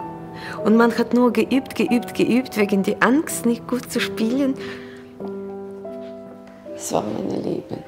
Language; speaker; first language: German; non-native, learner; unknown